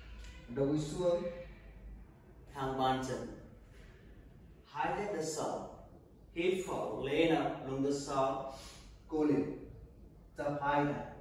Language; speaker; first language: Vietnamese; non-native, learner; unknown